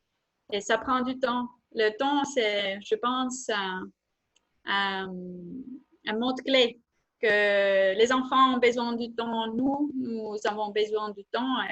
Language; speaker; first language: French; non-native, fluent; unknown